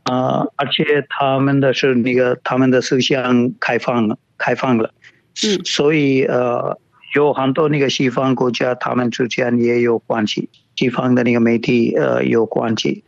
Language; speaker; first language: Chinese; non-native, fluent; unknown